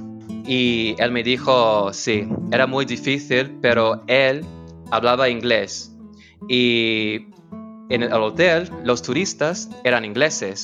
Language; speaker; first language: Spanish; non-native, learner; English